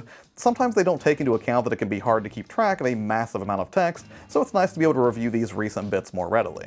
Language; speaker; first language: English; native; English